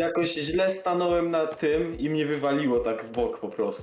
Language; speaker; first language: Polish; native; Polish